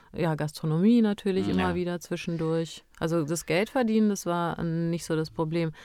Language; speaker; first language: German; early bilingual, other home language; Romanian